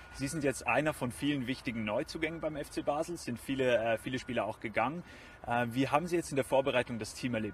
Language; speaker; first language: German; native; German